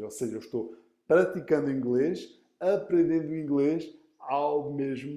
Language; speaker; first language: Portuguese; early bilingual, heritage; Portuguese